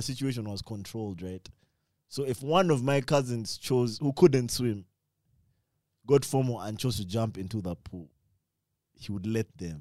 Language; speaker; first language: English; non-native, local second language; Ganda